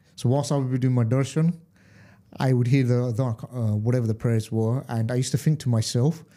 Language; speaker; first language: English; early bilingual, other home language; Hindi